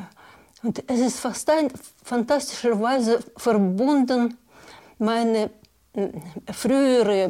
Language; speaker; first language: German; non-native, learner; Russian